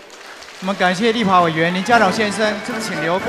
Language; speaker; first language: Chinese; native; Chinese